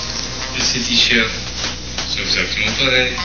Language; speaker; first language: French; non-native, fluent; Portuguese